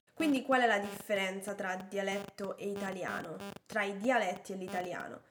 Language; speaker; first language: Italian; native; Italian